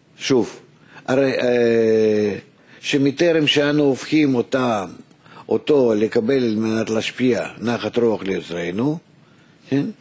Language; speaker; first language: Hebrew; non-native, fluent; Russian